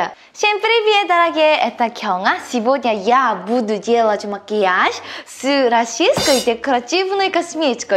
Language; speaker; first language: Russian; non-native, learner; Korean